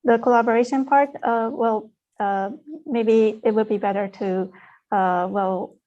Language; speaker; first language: English; non-native, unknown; Japanese